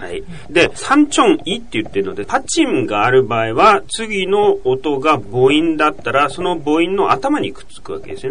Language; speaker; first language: Japanese; native; Japanese